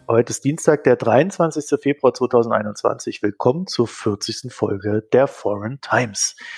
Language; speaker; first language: German; native; German